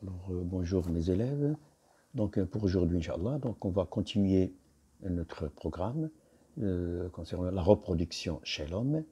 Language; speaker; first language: French; non-native, local second language; Arabic